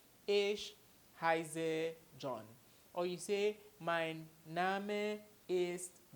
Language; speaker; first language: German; non-native, fluent; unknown